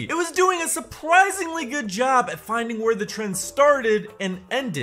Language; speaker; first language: English; native; English